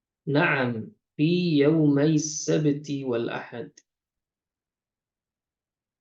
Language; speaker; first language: Arabic; non-native, fluent; Indonesian